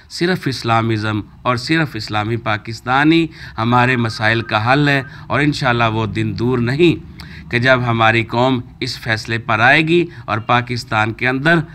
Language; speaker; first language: Urdu; non-native, local second language; Punjabi